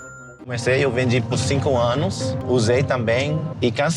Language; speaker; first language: Portuguese; non-native, learner; English